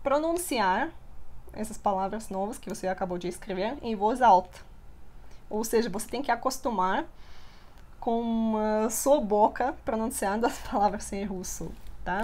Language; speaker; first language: Portuguese; non-native, fluent; Russian